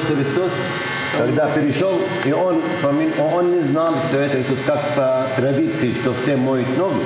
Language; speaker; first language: Russian; non-native, learner; Arabic